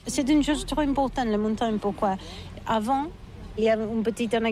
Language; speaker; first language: French; non-native, learner; Catalan